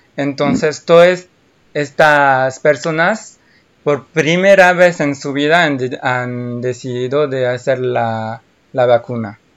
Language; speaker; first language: Spanish; non-native, fluent; French